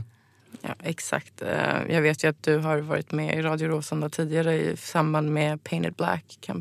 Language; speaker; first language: Swedish; native; Swedish